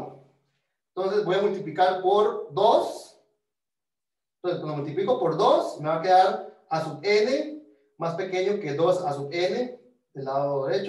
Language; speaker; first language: Spanish; native; Spanish